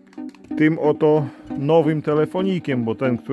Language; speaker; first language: Polish; native; Polish